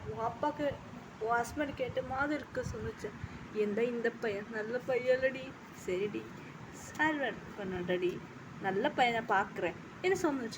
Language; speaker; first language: Tamil; non-native, learner; Malayalam